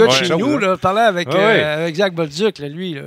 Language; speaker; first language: French; native; French